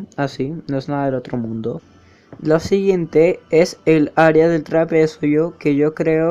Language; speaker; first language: Spanish; native; Spanish